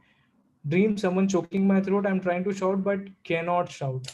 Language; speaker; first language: English; non-native, local second language; Hindi